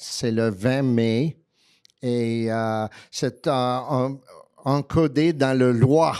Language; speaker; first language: French; early bilingual, heritage; French